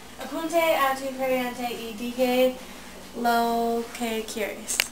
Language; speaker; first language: Spanish; non-native, learner; English